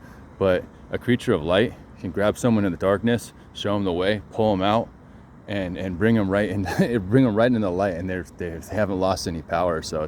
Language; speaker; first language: English; native; English